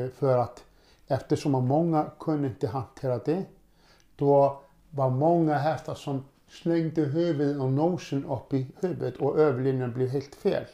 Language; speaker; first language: Swedish; non-native, fluent; Icelandic